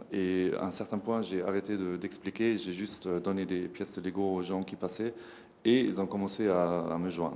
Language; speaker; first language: French; non-native, fluent; German